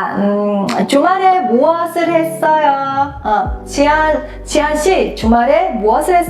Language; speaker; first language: Korean; non-native, fluent; Mongolian